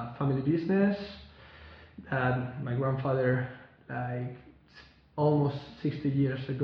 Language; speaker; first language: English; non-native, learner; Spanish